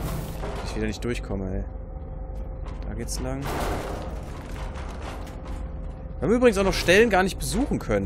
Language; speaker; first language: German; native; German